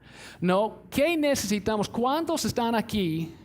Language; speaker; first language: Spanish; non-native, fluent; English